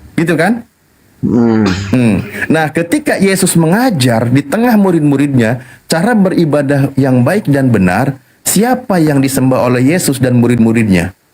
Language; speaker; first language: Indonesian; native; Indonesian